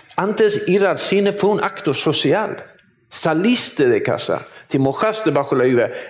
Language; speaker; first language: Spanish; non-native, fluent; Swedish